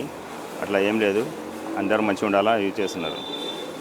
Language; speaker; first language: Telugu; non-native, local second language; Urdu